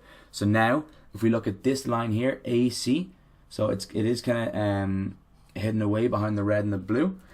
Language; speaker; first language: English; native; English